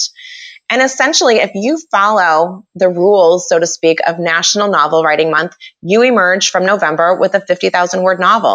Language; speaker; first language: English; native; English